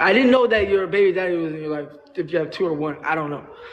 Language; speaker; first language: English; early bilingual, other home language; Spanish